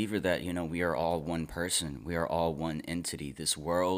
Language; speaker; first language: English; native; English